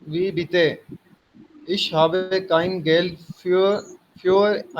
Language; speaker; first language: German; non-native, learner; Urdu